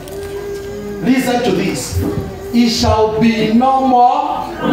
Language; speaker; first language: English; non-native, local second language; Swahili